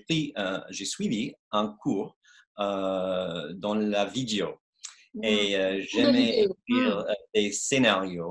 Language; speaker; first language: French; non-native, fluent; English